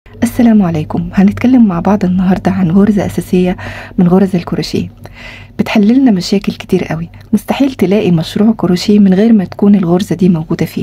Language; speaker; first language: Arabic; native; Arabic